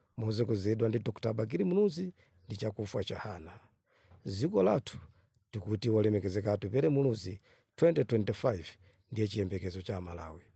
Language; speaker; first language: Nyanja; non-native, local second language; Yao